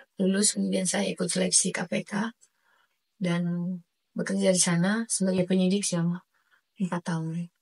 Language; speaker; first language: Indonesian; native; Indonesian